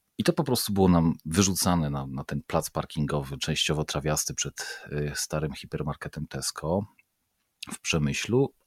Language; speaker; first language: Polish; native; Polish